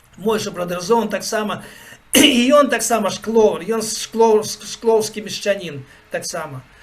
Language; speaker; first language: Belarusian; native; Belarusian